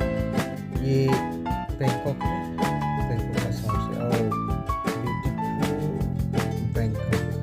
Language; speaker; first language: Hindi; non-native, local second language; Assamese